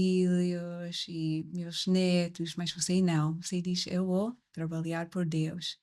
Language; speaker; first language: Portuguese; non-native, learner; English